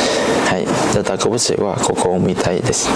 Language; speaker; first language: Japanese; non-native, learner; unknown